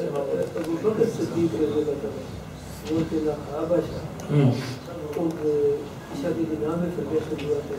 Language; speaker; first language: German; non-native, learner; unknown